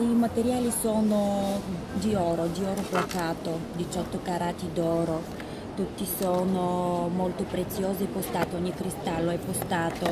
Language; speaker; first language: Italian; non-native, fluent; Bulgarian